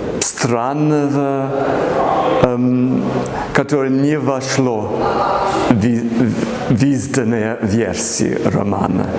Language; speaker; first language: Russian; non-native, fluent; English